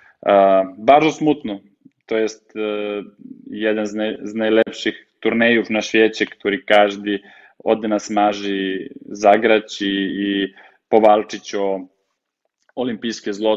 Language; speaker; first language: Polish; non-native, fluent; Serbian